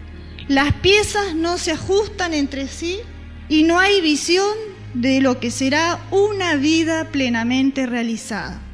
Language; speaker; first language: Spanish; native; Spanish